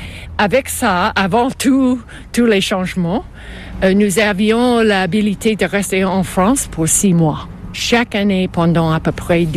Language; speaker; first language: French; non-native, fluent; English